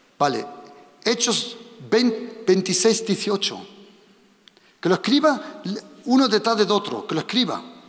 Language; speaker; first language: Spanish; non-native, fluent; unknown